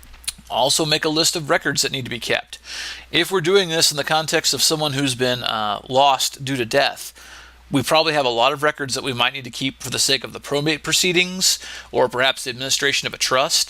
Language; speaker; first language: English; native; English